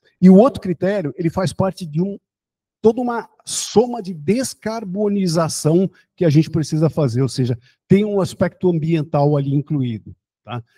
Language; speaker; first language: Portuguese; early bilingual, other home language; German